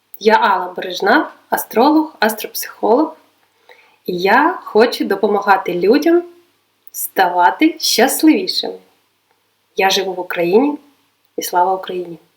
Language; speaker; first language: Ukrainian; non-native, local second language; Russian